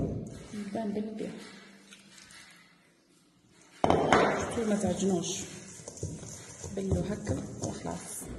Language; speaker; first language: Arabic; native; Arabic